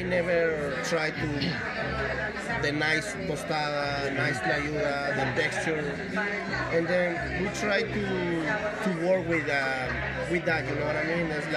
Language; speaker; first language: English; non-native, learner; Spanish